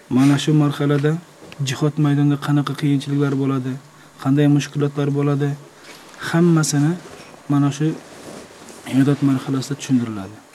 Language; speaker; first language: Uzbek; native; Uzbek